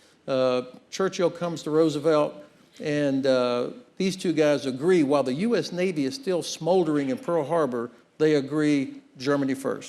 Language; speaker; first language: English; native; English